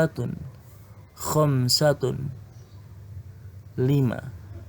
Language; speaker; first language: Arabic; non-native, fluent; Indonesian